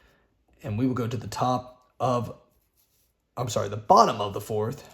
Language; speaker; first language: English; native; English